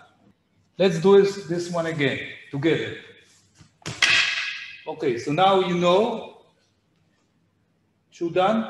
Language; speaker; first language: English; non-native, fluent; Hebrew